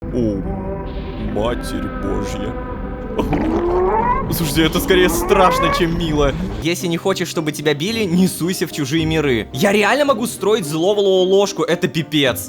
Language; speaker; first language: Russian; native; Russian